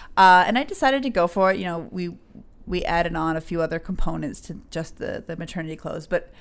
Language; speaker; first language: English; native; English